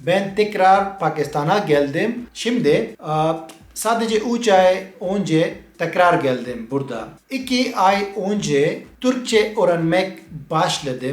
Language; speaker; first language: Turkish; non-native, learner; Pashto